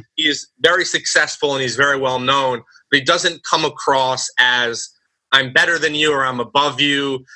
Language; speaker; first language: English; native; English